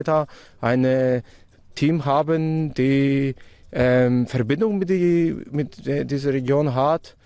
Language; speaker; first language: German; non-native, fluent; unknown